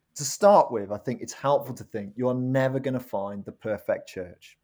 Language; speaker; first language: English; native; English